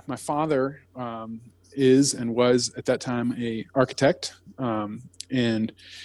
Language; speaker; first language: English; native; English